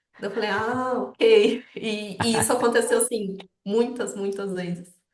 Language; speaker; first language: Portuguese; native; Portuguese